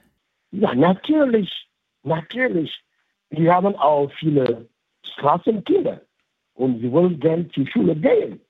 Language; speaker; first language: German; non-native, fluent; French